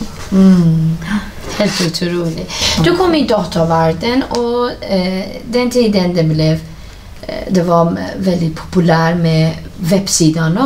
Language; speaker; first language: Swedish; non-native, fluent; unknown